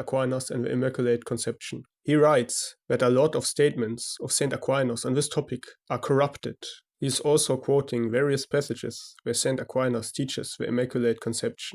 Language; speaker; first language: English; non-native, fluent; German